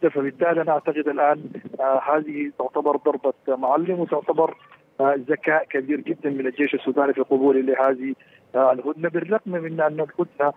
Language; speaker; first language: Arabic; native; Arabic